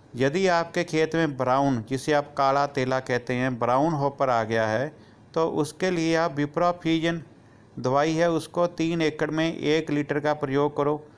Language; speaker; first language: Hindi; non-native, local second language; Punjabi